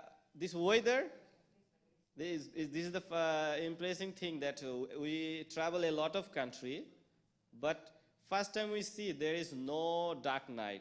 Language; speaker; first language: English; non-native, local second language; Bangla